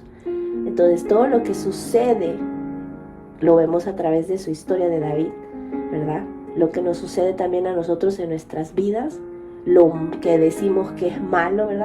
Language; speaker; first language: Spanish; native; Spanish